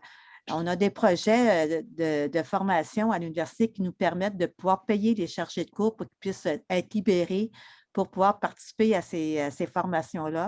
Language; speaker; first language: French; native; French